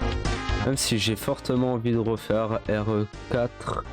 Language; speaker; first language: French; native; French